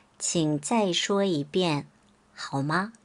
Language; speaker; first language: Chinese; non-native, fluent; Korean